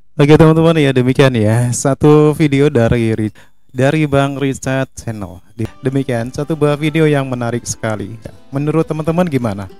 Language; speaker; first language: Indonesian; native; Indonesian